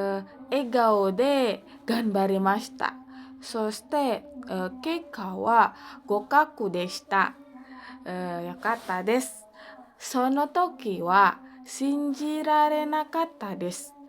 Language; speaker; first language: Japanese; non-native, learner; Indonesian